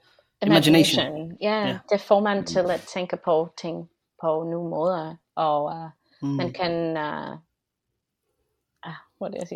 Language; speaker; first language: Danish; non-native, fluent; English